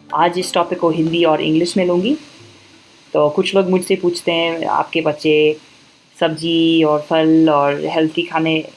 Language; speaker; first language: Hindi; non-native, fluent; English